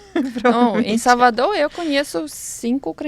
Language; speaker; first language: Portuguese; non-native, learner; Ukrainian